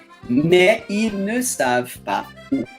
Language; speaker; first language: French; non-native, fluent; Portuguese